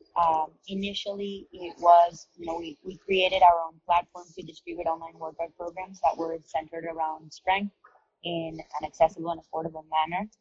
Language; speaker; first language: English; non-native, fluent; Spanish